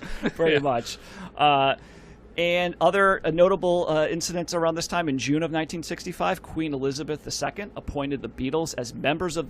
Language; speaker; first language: English; native; English